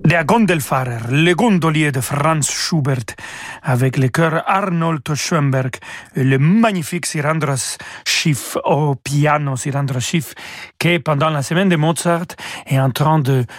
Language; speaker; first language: French; non-native, fluent; Spanish